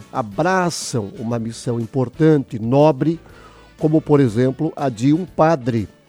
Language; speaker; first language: Portuguese; native; Portuguese